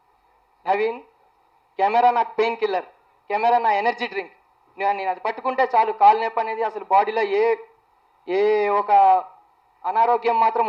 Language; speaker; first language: Telugu; native; Telugu